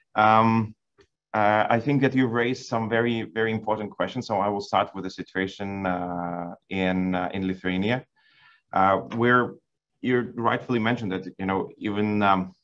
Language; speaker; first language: English; non-native, fluent; Lithuanian